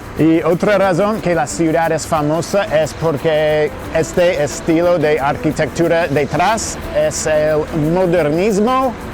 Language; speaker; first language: Spanish; non-native, fluent; English